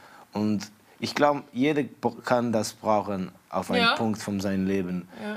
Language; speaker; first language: German; non-native, fluent; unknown